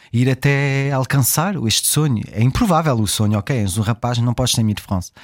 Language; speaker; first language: Portuguese; early bilingual, heritage; French